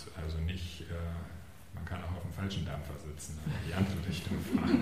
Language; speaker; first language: German; native; German